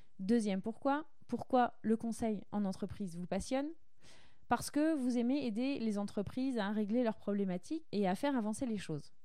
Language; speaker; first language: French; native; French